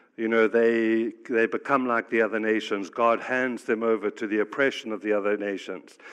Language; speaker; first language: English; native; English